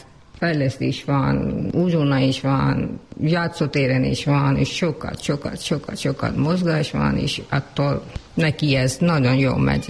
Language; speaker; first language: Hungarian; non-native, learner; Urdu